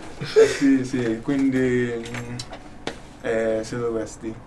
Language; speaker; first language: Italian; non-native, learner; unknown